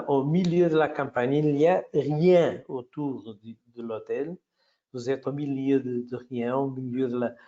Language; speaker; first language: French; non-native, fluent; Portuguese